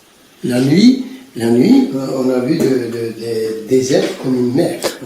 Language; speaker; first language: French; non-native, learner; Turkish